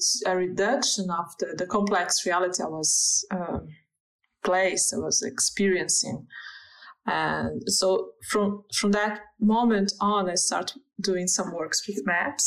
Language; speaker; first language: English; non-native, fluent; Portuguese